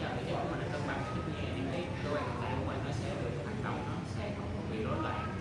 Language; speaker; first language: Vietnamese; native; Vietnamese